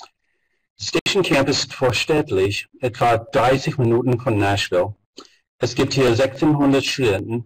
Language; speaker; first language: German; non-native, fluent; English